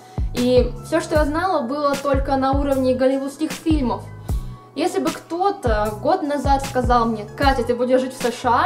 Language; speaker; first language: Russian; native; Russian